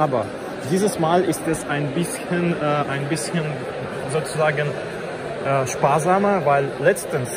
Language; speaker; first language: German; non-native, learner; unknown